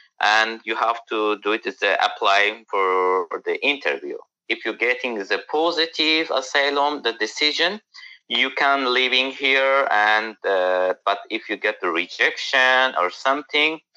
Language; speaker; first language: English; non-native, learner; Persian